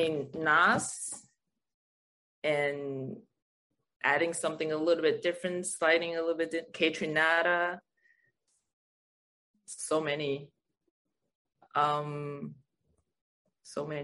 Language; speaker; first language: English; non-native, fluent; Chinese